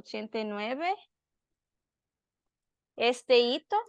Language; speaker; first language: Spanish; non-native, learner; Portuguese